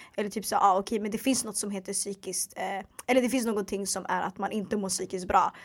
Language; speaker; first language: Swedish; early bilingual, other home language; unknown